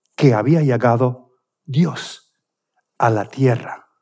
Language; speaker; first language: Spanish; non-native, fluent; English